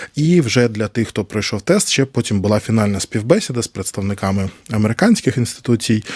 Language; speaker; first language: Ukrainian; native; Ukrainian